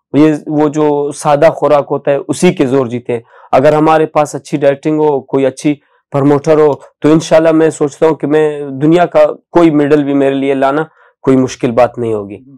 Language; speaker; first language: Urdu; non-native, local second language; Baluchi